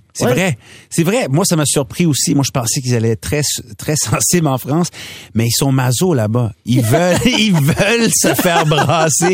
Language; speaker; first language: French; non-native, local second language; Punjabi